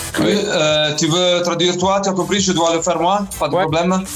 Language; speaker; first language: French; non-native, fluent; Italian